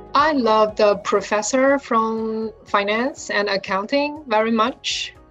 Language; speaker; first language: English; non-native, fluent; Chinese